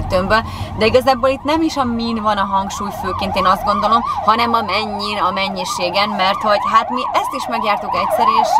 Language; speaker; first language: Hungarian; native; Hungarian